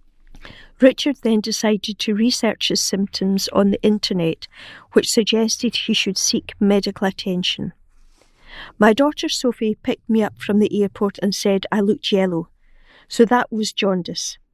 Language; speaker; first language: English; native; English